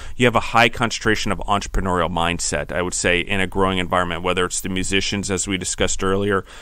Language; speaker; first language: English; native; English